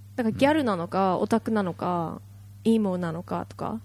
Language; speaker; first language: Japanese; native; Japanese